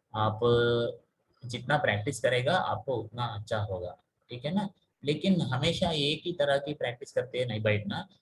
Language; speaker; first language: Hindi; non-native, local second language; Telugu